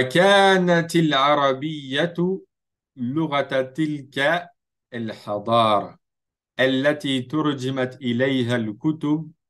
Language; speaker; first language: Arabic; non-native, fluent; French